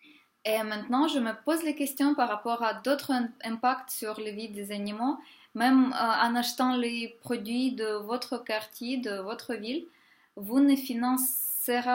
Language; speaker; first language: French; non-native, fluent; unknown